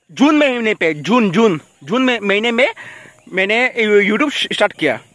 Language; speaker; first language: Hindi; non-native, local second language; Bangla